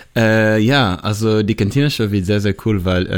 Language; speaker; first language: German; non-native, fluent; Hebrew